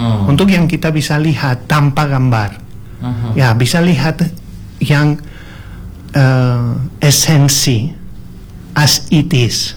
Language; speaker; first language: Indonesian; non-native, learner; Spanish